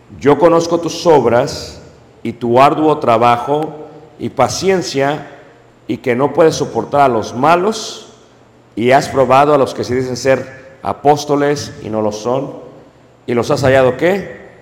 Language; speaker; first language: Spanish; native; Spanish